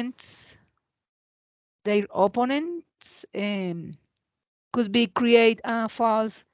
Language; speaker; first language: English; non-native, learner; Spanish